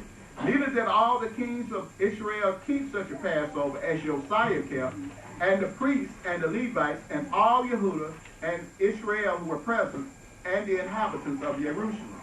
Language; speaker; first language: English; native; English